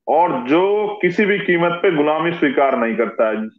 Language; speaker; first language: Hindi; native; Hindi